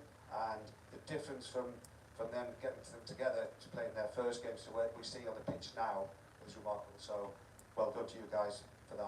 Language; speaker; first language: English; native; English